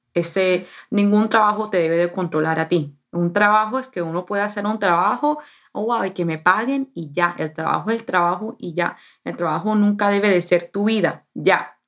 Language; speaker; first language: Spanish; early bilingual, heritage; Spanish